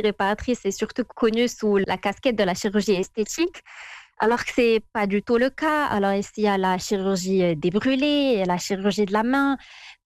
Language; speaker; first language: French; non-native, local second language; Arabic